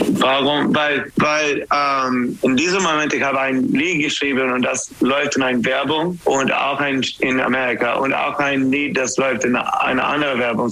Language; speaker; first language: German; non-native, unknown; English